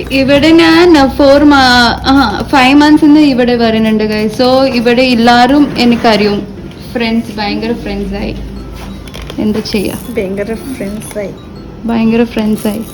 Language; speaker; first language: Malayalam; non-native, fluent; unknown